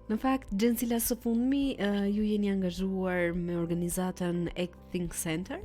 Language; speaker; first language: Albanian; native; Albanian